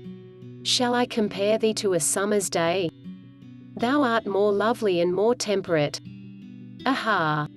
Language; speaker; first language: English; native; English